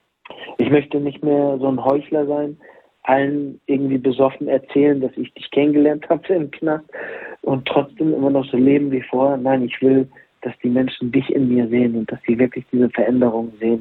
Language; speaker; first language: German; native; German